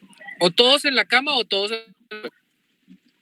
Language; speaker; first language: Spanish; native; Spanish